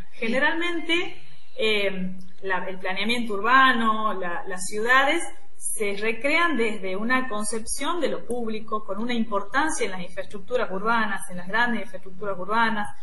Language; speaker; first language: Spanish; native; Spanish